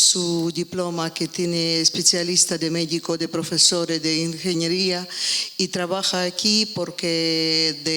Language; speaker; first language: Spanish; non-native, learner; Ukrainian